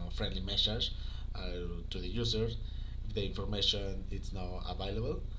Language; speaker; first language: English; non-native, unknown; Spanish